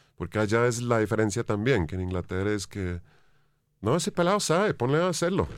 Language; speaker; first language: Spanish; non-native, fluent; English